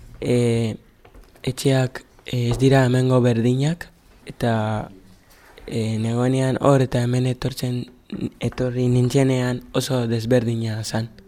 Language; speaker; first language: Basque; non-native, learner; Spanish